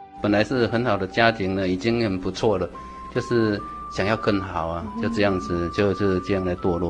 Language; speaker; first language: Chinese; native; Chinese